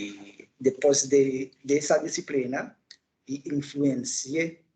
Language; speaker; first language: Portuguese; non-native, local second language; Haitian Creole